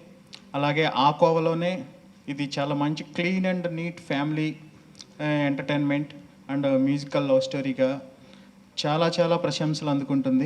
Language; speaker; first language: Telugu; native; Telugu